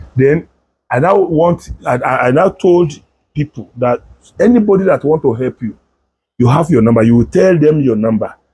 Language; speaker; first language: English; non-native, local second language; Yoruba